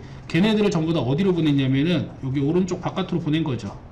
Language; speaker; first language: Korean; native; Korean